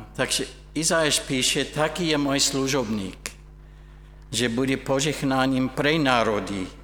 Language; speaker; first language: Slovak; non-native, fluent; English